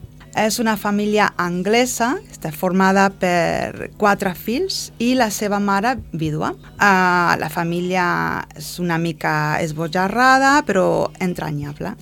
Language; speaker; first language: Catalan; non-native, learner; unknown